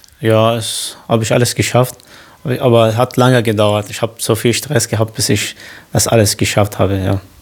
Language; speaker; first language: German; non-native, learner; Kurdish